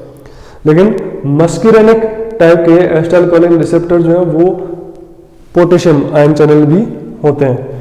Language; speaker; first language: Hindi; native; Hindi